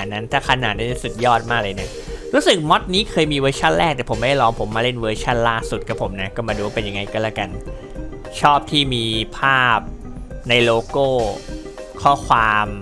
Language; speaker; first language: Thai; native; Thai